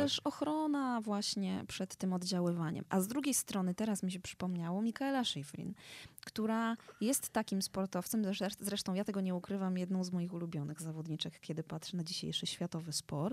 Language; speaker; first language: Polish; native; Polish